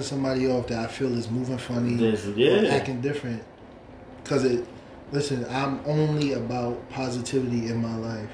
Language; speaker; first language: English; native; English